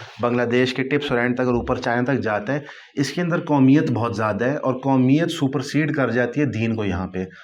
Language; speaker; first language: Urdu; native; Urdu